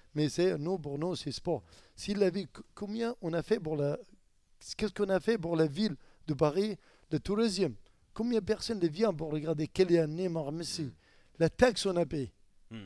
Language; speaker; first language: French; non-native, learner; Arabic